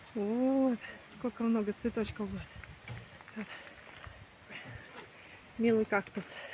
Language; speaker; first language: Russian; native; Russian